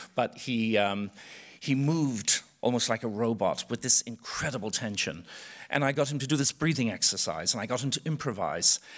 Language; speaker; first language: English; native; English